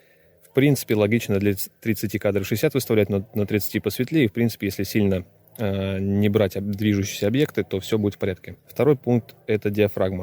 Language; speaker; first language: Russian; native; Russian